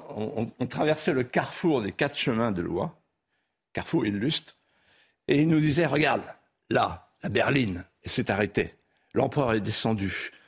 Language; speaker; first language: French; non-native, local second language; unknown